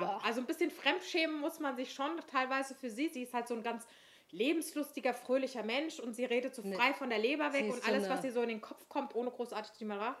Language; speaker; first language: German; native; German